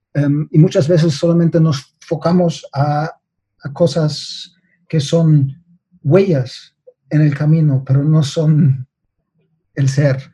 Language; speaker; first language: Spanish; non-native, fluent; German